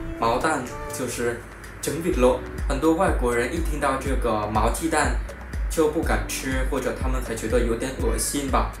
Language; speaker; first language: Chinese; non-native, fluent; Vietnamese